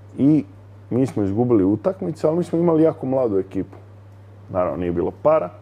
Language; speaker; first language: Croatian; native; Croatian